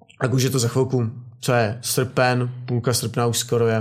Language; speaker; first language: Czech; native; Czech